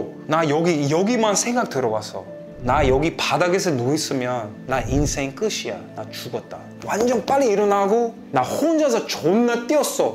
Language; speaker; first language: Korean; non-native, fluent; English